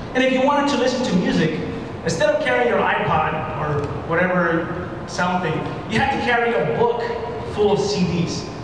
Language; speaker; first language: English; early bilingual, other home language; Spanish